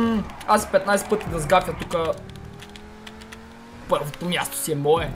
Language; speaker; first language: Bulgarian; native; Bulgarian